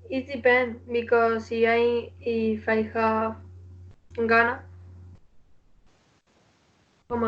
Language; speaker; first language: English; non-native, learner; Spanish